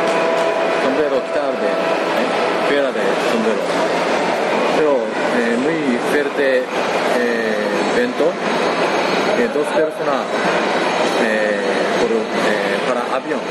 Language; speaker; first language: Spanish; non-native, learner; Japanese